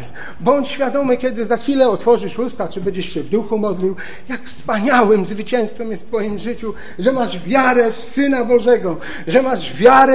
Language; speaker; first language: Polish; native; Polish